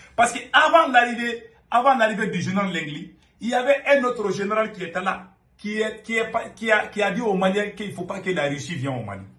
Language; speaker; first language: French; non-native, local second language; Bambara